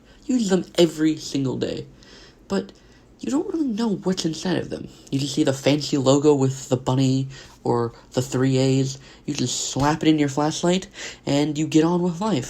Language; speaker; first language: English; native; English